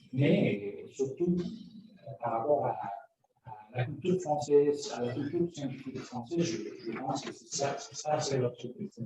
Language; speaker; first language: French; non-native, fluent; Spanish